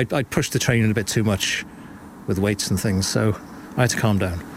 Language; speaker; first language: English; native; English